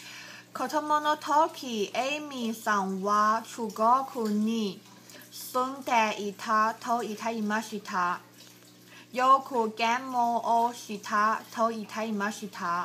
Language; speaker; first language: Japanese; non-native, learner; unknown